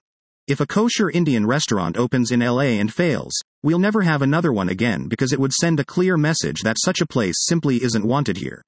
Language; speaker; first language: English; early bilingual, other home language; Persian